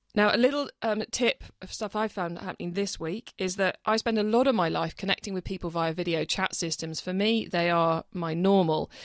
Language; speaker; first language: English; native; English